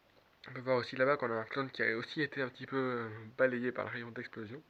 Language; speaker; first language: French; native; French